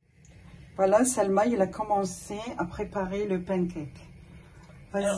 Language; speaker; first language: French; non-native, local second language; Arabic